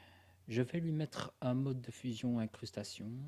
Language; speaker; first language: French; native; French